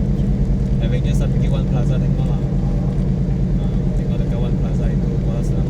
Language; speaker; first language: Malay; non-native, local second language; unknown